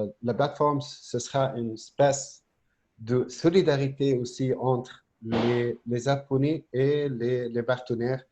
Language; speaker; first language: French; non-native, fluent; Arabic